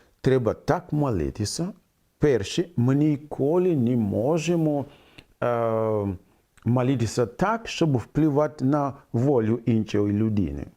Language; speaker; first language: Ukrainian; non-native, fluent; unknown